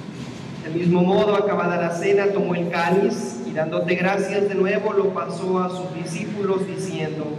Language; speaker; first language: Spanish; native; Spanish